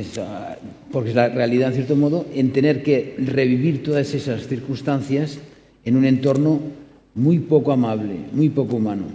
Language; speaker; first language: Spanish; native; Spanish